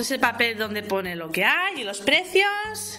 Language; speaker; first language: Spanish; native; Spanish